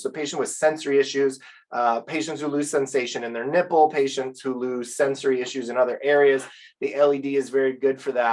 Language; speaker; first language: English; native; English